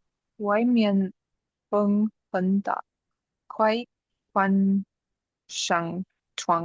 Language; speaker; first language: Chinese; non-native, learner; English